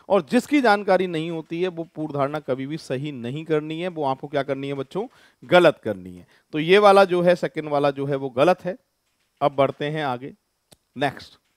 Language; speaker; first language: Hindi; native; Hindi